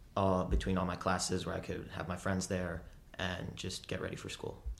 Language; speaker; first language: English; native; English